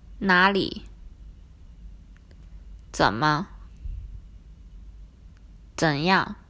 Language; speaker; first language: Chinese; non-native, learner; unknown